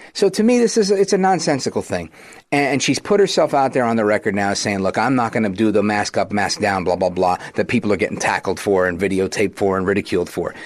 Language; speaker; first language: English; native; English